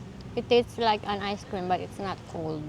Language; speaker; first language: English; non-native, local second language; Filipino